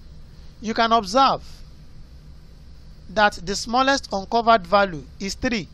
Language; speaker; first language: English; non-native, local second language; Yoruba